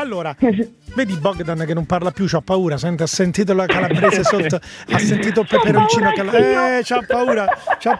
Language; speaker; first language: Italian; native; Italian